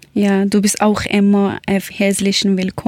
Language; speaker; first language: German; non-native, learner; Persian